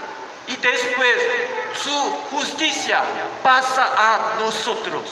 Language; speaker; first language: Spanish; non-native, learner; Korean